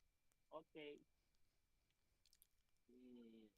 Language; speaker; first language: English; non-native, learner; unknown